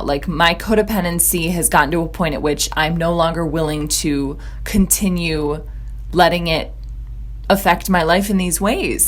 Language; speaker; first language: English; native; English